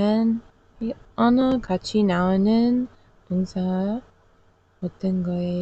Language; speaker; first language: Korean; non-native, learner; English